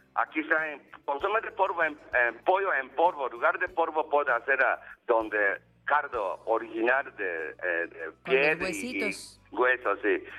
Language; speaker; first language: Spanish; non-native, learner; Japanese